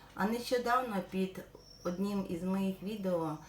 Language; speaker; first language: Ukrainian; non-native, local second language; Russian